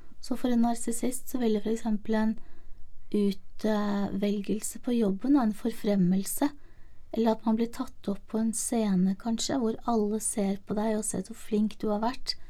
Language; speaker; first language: Norwegian; native; Norwegian